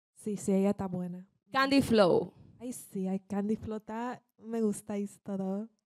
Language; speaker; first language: Spanish; early bilingual, heritage; Spanish